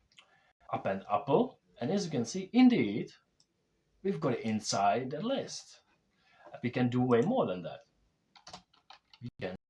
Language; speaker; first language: English; non-native, fluent; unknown